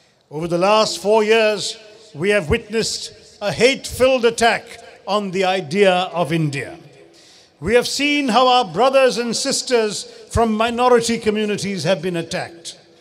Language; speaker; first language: English; non-native, local second language; Malayalam